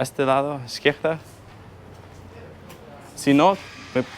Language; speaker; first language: Spanish; non-native, learner; English